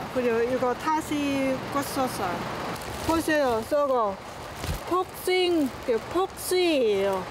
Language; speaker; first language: Korean; non-native, learner; Lao